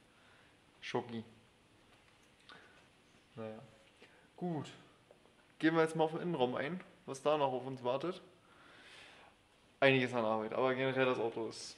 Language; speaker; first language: German; native; German